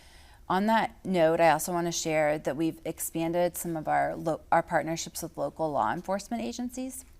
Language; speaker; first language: English; native; English